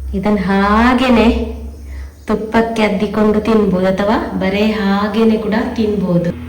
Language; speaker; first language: Kannada; native; Kannada